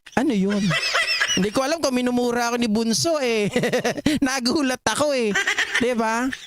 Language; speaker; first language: Filipino; non-native, local second language; Iloko